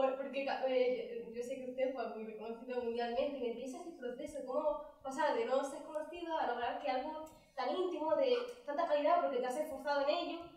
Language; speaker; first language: Spanish; non-native, fluent; Chinese